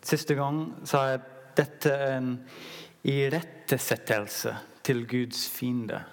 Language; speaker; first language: Norwegian; non-native, learner; English